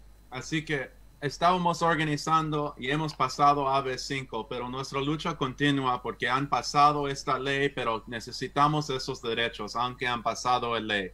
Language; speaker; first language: Spanish; non-native, fluent; English